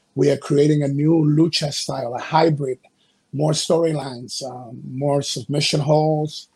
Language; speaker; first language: English; early bilingual, other home language; Spanish